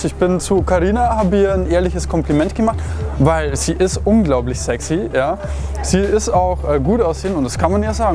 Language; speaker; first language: German; native; German